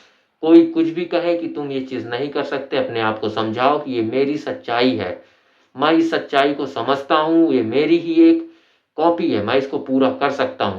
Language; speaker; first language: Hindi; native; Hindi